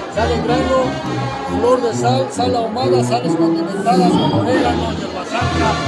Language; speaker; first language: Spanish; native; Spanish